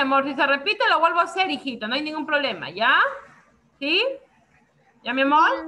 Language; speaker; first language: Spanish; native; Spanish